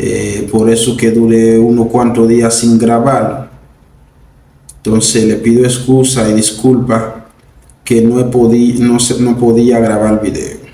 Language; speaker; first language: Spanish; non-native, fluent; Haitian Creole